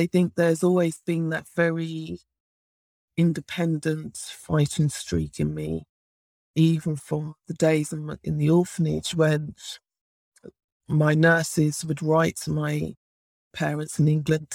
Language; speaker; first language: English; native; English